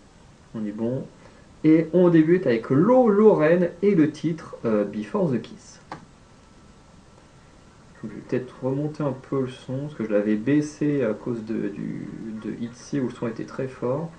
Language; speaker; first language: French; native; French